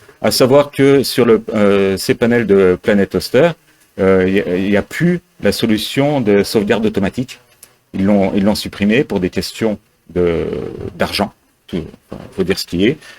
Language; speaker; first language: French; native; French